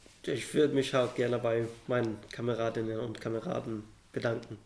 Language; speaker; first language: German; non-native, fluent; Arabic